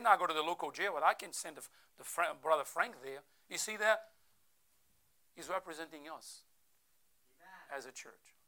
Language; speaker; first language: English; non-native, fluent; Portuguese